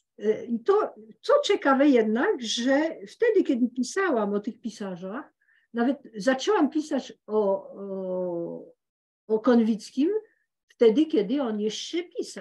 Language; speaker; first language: Polish; early bilingual, heritage; Polish